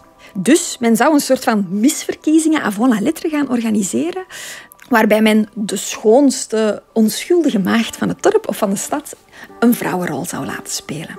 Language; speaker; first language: Dutch; native; Dutch